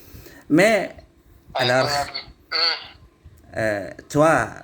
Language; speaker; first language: French; non-native, learner; Indonesian